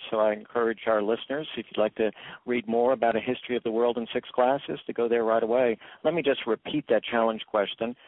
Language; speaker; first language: English; native; English